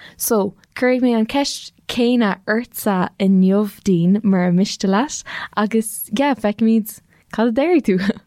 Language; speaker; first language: Irish; non-native, local second language; English